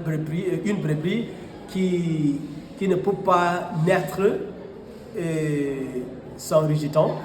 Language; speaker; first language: French; non-native, fluent; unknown